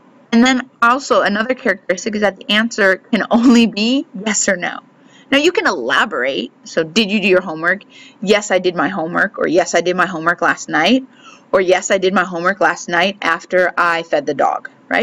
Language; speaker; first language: English; native; English